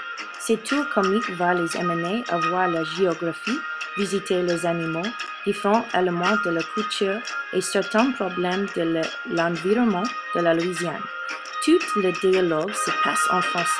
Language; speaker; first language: French; non-native, learner; English